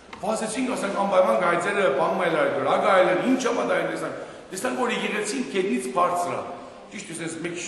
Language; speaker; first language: Armenian; early bilingual, heritage; Armenian